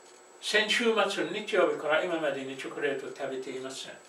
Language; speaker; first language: Japanese; non-native, fluent; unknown